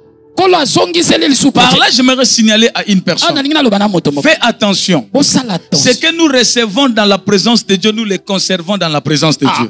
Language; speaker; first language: French; non-native, local second language; Lingala